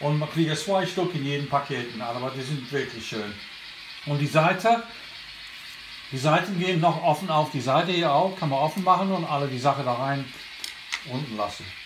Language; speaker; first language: German; non-native, learner; English